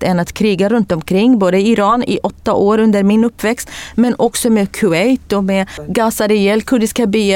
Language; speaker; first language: Swedish; non-native, fluent; Kurdish